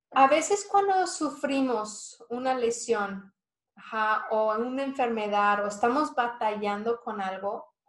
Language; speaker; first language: Spanish; non-native, fluent; English